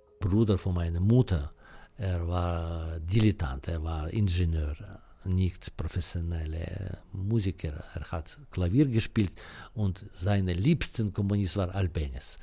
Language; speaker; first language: German; non-native, learner; Russian